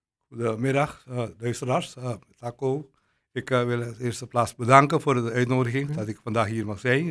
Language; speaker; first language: Dutch; non-native, local second language; Papiamento